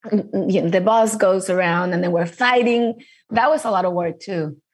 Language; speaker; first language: English; non-native, fluent; Spanish